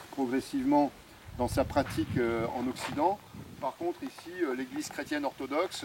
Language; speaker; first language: French; native; French